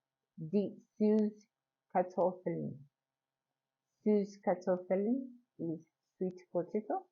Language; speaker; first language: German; non-native, learner; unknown